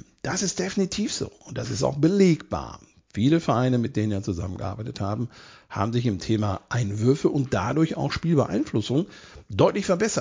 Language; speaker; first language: German; native; German